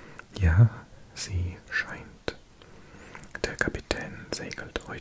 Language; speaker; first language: German; non-native, learner; English